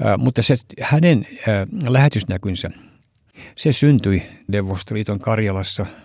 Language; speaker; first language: Finnish; early bilingual, heritage; Finnish